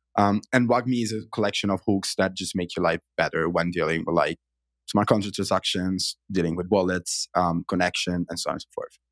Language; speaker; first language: English; non-native, fluent; Italian